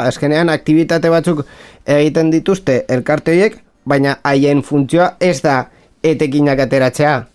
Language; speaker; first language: Basque; non-native, local second language; Spanish